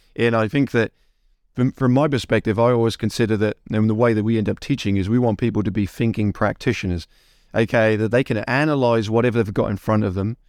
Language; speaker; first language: English; native; English